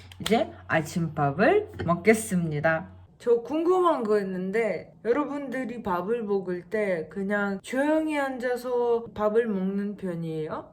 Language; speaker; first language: Korean; non-native, fluent; Russian